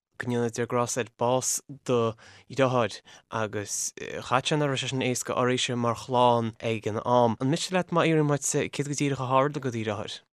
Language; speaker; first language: Irish; native; Irish